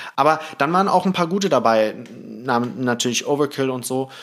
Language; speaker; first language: German; early bilingual, other home language; Thai